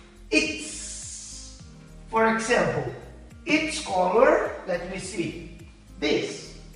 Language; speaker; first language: English; non-native, fluent; Portuguese